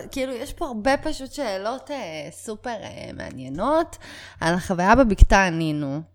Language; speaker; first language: Hebrew; native; Hebrew